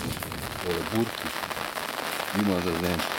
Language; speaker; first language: German; non-native, learner; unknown